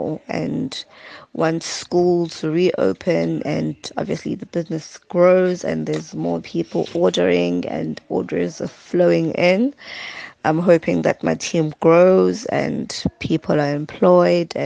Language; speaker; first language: English; non-native, local second language; Zulu